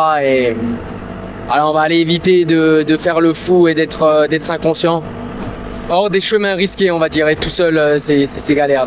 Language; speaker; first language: French; native; French